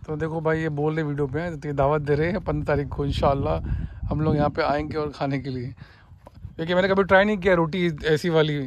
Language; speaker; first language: Hindi; native; Hindi